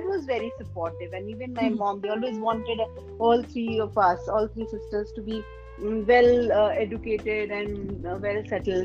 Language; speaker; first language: English; non-native, local second language; Hindi